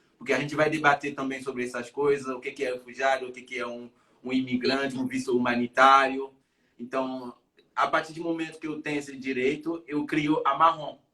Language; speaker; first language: Portuguese; non-native, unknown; Haitian Creole